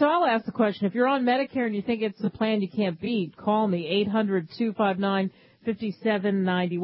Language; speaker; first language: English; native; English